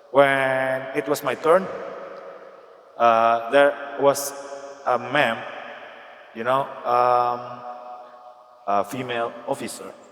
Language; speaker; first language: English; non-native, learner; Indonesian